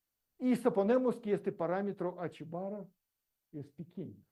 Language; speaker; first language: Spanish; non-native, learner; Russian